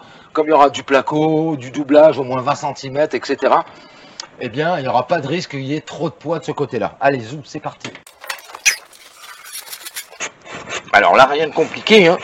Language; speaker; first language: French; native; French